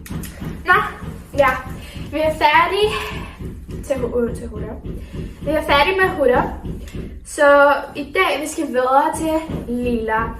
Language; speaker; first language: Danish; non-native, learner; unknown